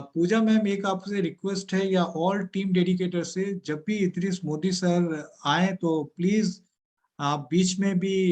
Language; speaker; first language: Hindi; non-native, local second language; Bangla